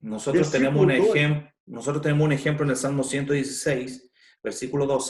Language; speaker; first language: Spanish; native; Spanish